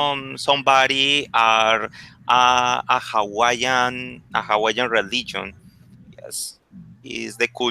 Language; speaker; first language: English; non-native, learner; Spanish